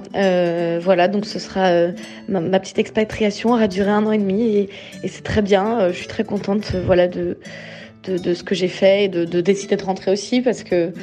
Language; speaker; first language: French; native; French